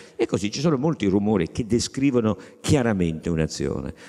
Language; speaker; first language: Italian; native; Italian